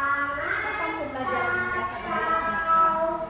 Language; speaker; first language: Indonesian; native; Indonesian